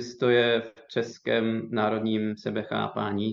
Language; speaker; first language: Czech; non-native, fluent; English